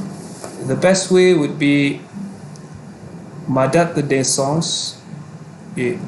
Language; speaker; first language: French; non-native, fluent; Malay